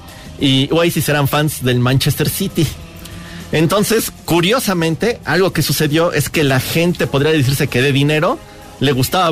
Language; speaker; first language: Spanish; native; Spanish